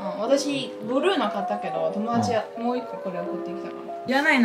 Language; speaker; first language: Japanese; non-native, learner; Chinese